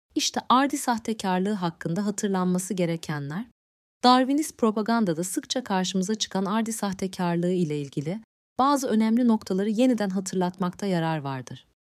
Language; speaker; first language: Turkish; native; Turkish